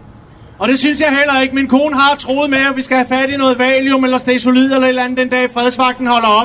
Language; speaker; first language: Danish; native; Danish